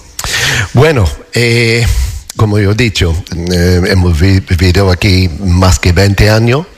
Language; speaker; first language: Spanish; non-native, fluent; English